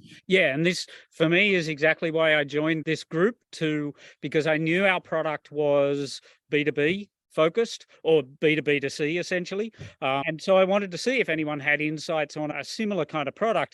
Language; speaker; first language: English; native; English